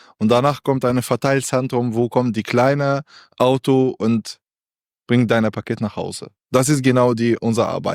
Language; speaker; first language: German; non-native, learner; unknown